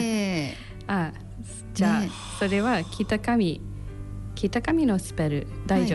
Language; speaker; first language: Japanese; non-native, learner; English